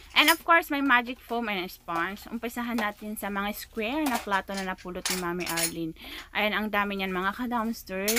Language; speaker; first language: Filipino; non-native, local second language; Iloko